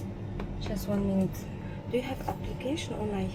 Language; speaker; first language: English; non-native, learner; Russian